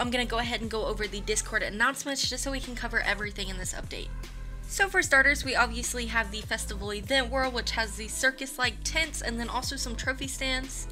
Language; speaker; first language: English; native; English